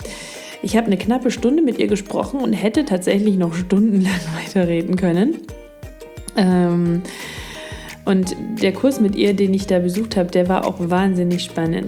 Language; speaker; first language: German; native; German